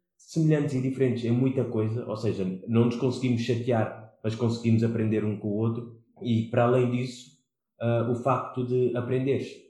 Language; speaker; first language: Portuguese; non-native, local second language; Kabuverdianu